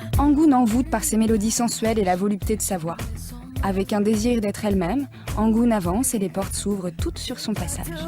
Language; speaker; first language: French; native; French